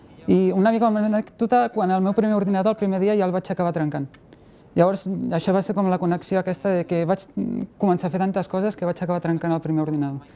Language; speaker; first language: Catalan; native; Catalan